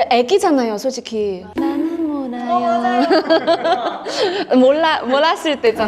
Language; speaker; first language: Korean; non-native, fluent; Chinese